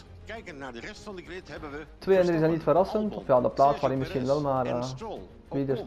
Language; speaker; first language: Dutch; native; Dutch